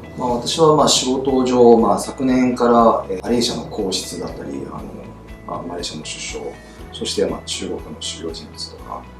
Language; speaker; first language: Japanese; non-native, fluent; Chinese